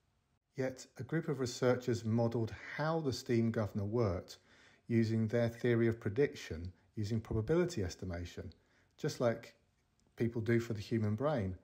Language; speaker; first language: English; native; English